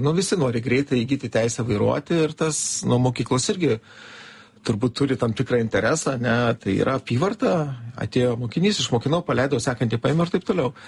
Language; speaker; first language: Lithuanian; native; Lithuanian